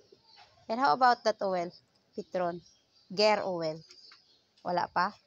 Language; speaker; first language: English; non-native, learner; Filipino